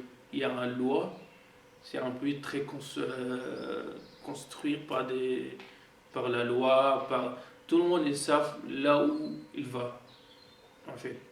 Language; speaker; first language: French; non-native, fluent; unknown